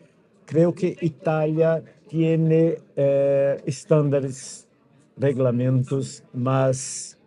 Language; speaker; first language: Spanish; non-native, fluent; Portuguese